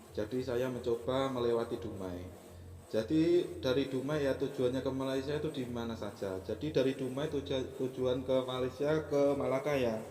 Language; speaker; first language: Indonesian; native; Indonesian